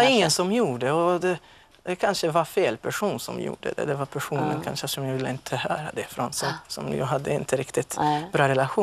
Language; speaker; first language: Swedish; non-native, fluent; Maltese